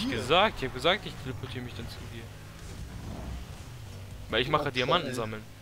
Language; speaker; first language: German; native; German